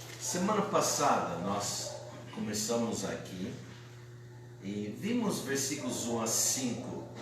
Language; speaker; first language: Portuguese; non-native, fluent; English